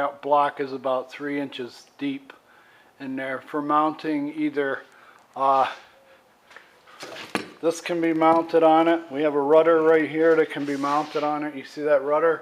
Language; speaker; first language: English; native; English